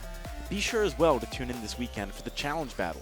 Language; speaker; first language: English; native; English